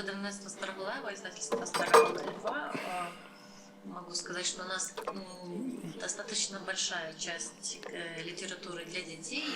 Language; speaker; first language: Russian; non-native, local second language; Ukrainian